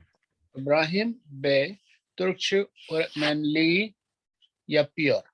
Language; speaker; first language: Turkish; non-native, learner; Urdu